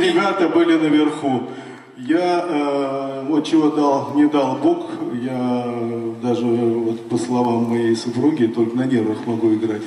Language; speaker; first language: Russian; native; Russian